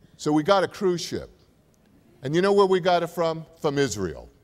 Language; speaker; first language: English; native; English